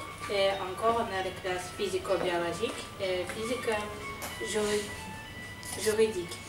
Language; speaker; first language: French; non-native, learner; Russian